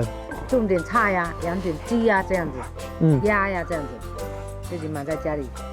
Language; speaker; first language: Chinese; native; Chinese